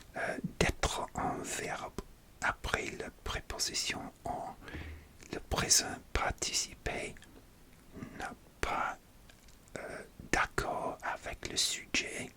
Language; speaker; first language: French; non-native, learner; English